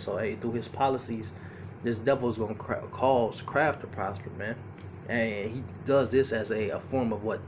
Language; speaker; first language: English; native; English